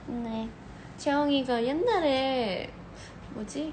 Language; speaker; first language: Korean; non-native, fluent; Thai